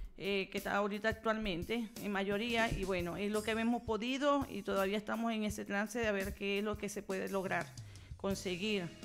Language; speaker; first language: Spanish; native; Spanish